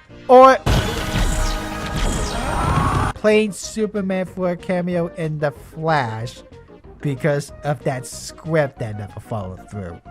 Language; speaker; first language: English; native; English